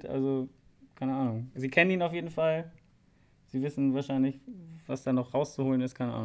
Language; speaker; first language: German; native; German